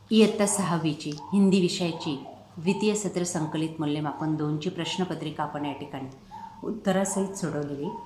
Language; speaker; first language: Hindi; non-native, local second language; Marathi